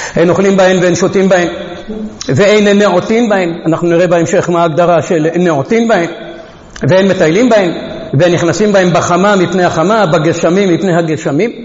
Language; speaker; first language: Hebrew; non-native, fluent; Hungarian